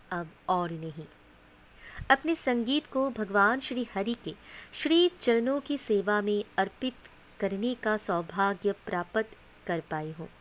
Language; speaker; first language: Hindi; non-native, local second language; Bangla